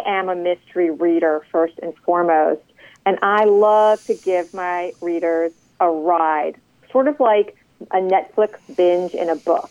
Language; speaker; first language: English; native; English